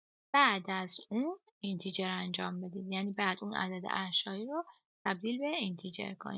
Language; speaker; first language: Persian; native; Persian